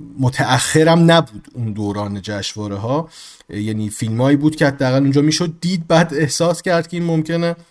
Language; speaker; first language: Persian; native; Persian